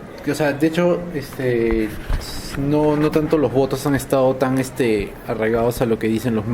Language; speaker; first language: Spanish; native; Spanish